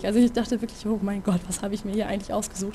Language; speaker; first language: German; native; German